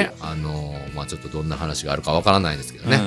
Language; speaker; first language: Japanese; native; Japanese